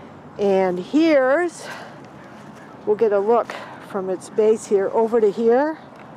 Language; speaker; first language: English; native; English